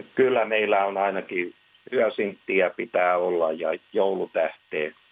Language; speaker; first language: Finnish; native; Finnish